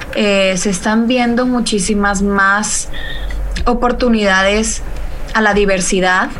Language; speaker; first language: Spanish; native; Spanish